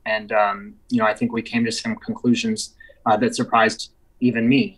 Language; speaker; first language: English; native; English